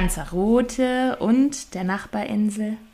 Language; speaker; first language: German; native; German